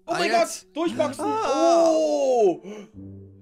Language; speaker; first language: German; native; German